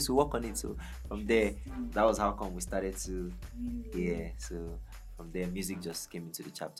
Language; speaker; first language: English; non-native, local second language; Yoruba